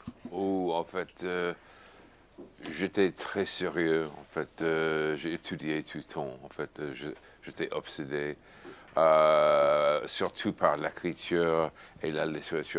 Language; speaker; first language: French; non-native, fluent; English